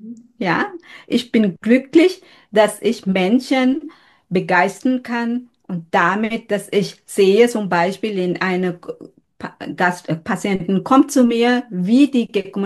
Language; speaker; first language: German; non-native, fluent; Sinhala